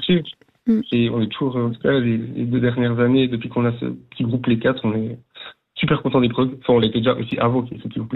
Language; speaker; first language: French; native; French